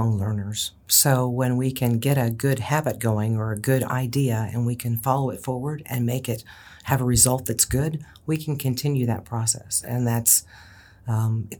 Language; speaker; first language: English; native; English